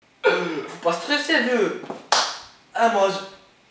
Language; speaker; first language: French; native; French